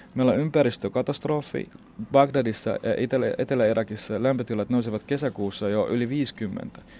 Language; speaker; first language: Finnish; non-native, fluent; Arabic